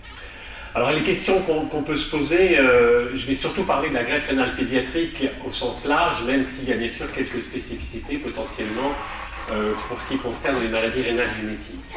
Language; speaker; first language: French; native; French